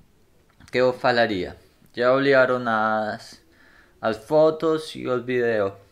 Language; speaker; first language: Spanish; non-native, learner; Portuguese